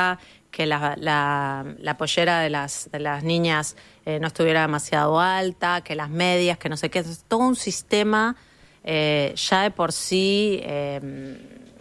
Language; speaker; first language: Spanish; native; Spanish